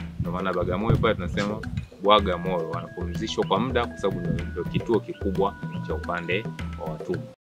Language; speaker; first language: Swahili; native; Swahili